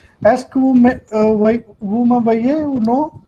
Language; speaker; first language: French; non-native, fluent; Hindi